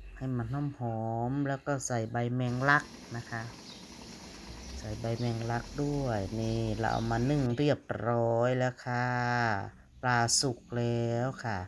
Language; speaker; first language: Thai; non-native, local second language; Lao